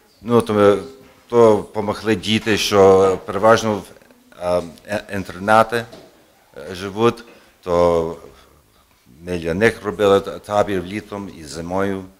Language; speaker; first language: Ukrainian; early bilingual, heritage; Ukrainian